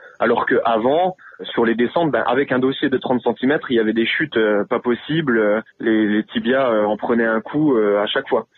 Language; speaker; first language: French; native; French